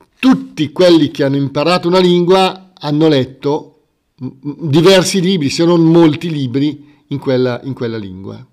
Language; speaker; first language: Italian; native; Italian